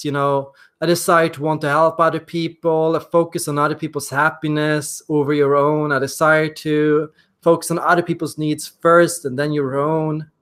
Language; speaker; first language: English; non-native, fluent; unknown